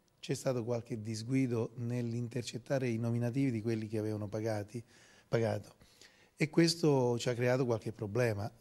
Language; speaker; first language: Italian; native; Italian